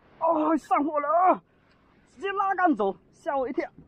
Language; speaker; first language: Chinese; native; Chinese